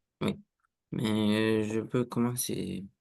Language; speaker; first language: French; non-native, learner; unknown